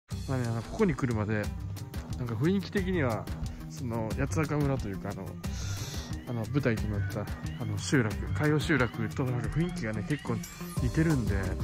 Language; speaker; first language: Japanese; native; Japanese